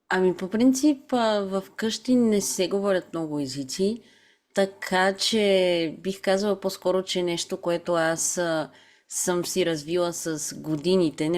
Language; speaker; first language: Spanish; non-native, fluent; Bulgarian